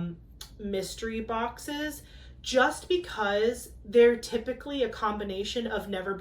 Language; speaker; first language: English; native; English